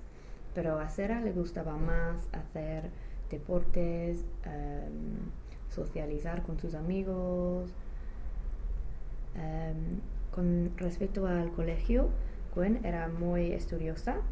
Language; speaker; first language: Spanish; non-native, learner; English